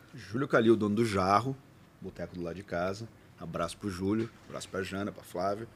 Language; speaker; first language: Portuguese; native; Portuguese